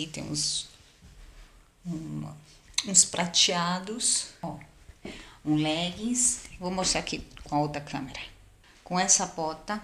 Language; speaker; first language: Portuguese; native; Portuguese